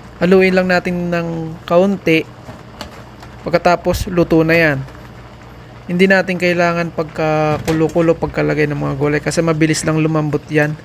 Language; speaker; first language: Filipino; non-native, local second language; Pampanga